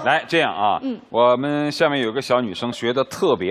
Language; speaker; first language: Chinese; native; Chinese